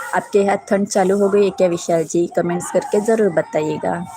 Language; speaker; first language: Hindi; non-native, local second language; Marathi